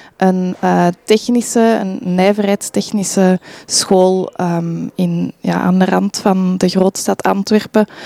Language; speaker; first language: Dutch; native; Dutch